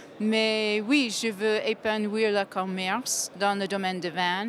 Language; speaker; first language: French; non-native, fluent; English